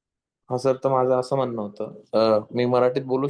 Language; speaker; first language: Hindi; non-native, local second language; Marathi